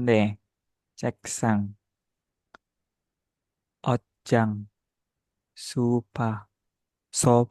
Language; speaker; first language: Korean; non-native, learner; Indonesian